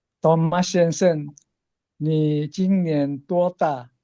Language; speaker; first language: Chinese; non-native, learner; Indonesian